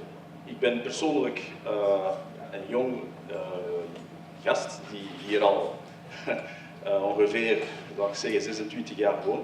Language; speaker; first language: Dutch; early bilingual, other home language; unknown